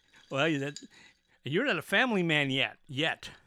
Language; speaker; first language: English; native; English